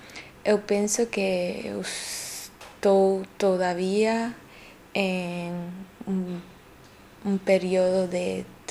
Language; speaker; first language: Portuguese; non-native, learner; Spanish